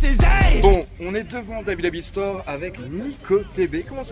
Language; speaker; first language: French; native; French